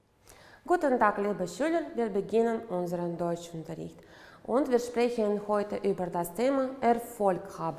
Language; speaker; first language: German; non-native, fluent; Uzbek